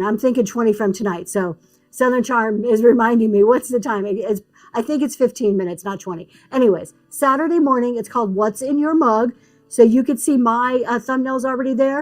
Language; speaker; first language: English; native; English